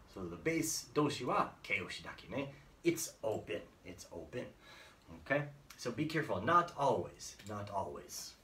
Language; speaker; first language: English; native; English